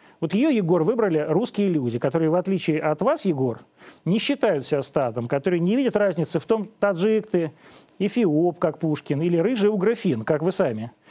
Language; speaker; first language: Russian; native; Russian